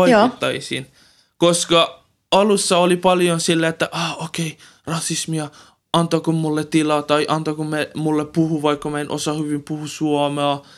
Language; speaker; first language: Finnish; non-native, learner; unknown